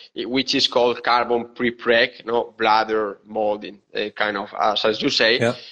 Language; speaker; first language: English; non-native, fluent; Spanish